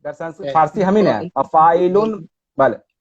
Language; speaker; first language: Persian; non-native, fluent; Hindi